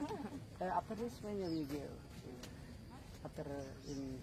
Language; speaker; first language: English; non-native, learner; Sasak